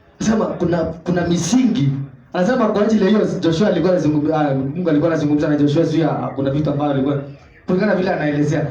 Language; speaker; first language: Swahili; non-native, local second language; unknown